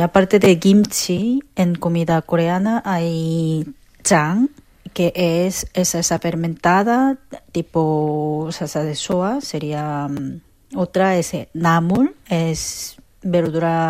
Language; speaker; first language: Spanish; non-native, fluent; Korean